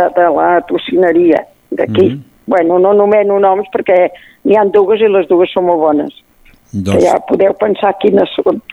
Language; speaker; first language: Catalan; native; Catalan